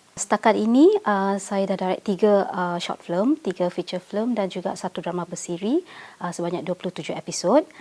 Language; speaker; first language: Malay; non-native, local second language; Tamil